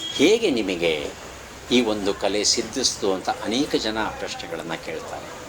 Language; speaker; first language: Kannada; native; Kannada